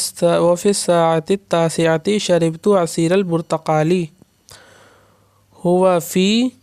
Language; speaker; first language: Arabic; non-native, fluent; Urdu